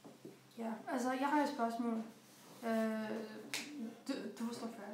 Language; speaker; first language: Danish; non-native, learner; Faroese